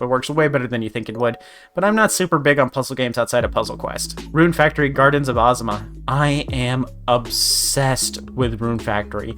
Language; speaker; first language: English; native; English